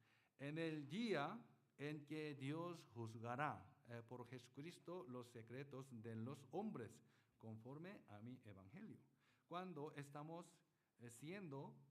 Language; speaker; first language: Spanish; non-native, learner; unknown